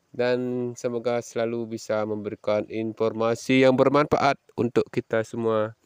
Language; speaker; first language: Indonesian; non-native, local second language; Balinese